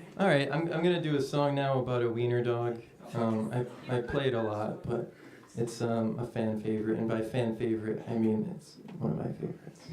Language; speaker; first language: English; native; English